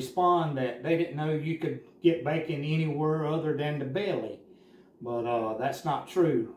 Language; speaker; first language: English; native; English